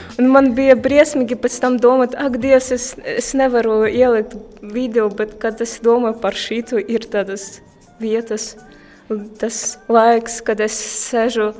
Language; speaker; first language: Latvian; non-native, local second language; Russian